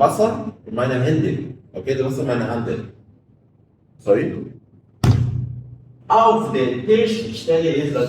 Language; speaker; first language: German; non-native, fluent; Arabic